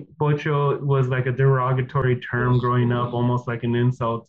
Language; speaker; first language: English; early bilingual, other home language; Spanish